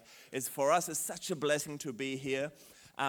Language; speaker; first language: English; non-native, fluent; German